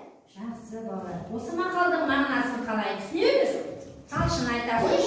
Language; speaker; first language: Kazakh; native; Kazakh